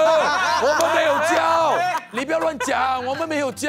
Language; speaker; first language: Chinese; native; Chinese